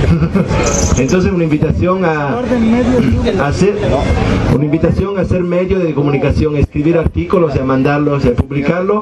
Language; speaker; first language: Spanish; non-native, fluent; Italian